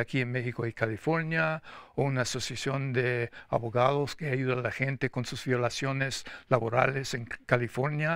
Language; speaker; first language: Spanish; non-native, fluent; English